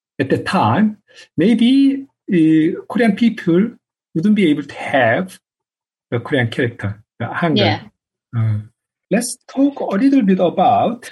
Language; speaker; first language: English; non-native, fluent; Korean